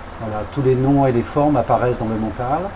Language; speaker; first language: French; native; French